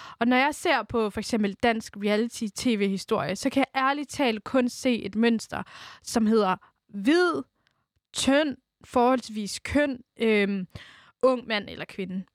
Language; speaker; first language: Danish; early bilingual, other home language; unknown